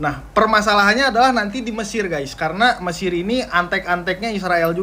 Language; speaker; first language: Indonesian; native; Indonesian